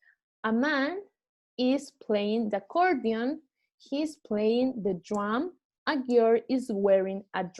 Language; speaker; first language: English; non-native, fluent; Spanish